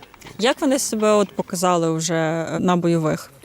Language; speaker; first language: Ukrainian; native; Ukrainian